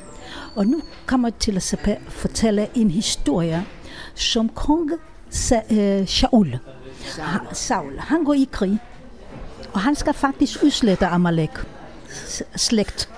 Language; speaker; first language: Danish; non-native, fluent; Hebrew